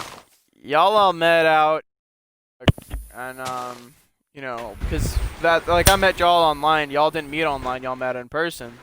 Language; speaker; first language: English; native; English